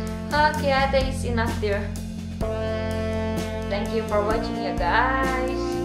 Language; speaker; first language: English; non-native, learner; Indonesian